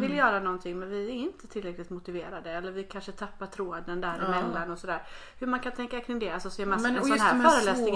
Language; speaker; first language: Swedish; native; Swedish